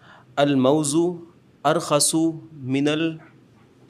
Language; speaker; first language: Arabic; non-native, learner; Urdu